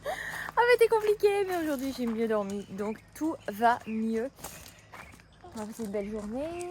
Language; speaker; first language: French; native; French